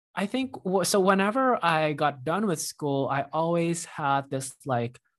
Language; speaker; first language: English; non-native, fluent; Indonesian